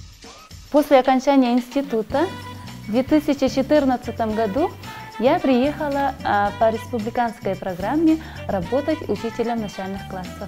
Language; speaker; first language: Russian; non-native, local second language; Yakut